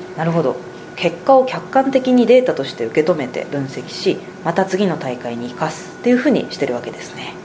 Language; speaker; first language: Japanese; native; Japanese